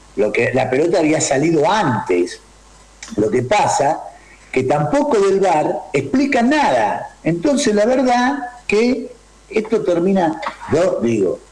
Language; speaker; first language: Spanish; native; Spanish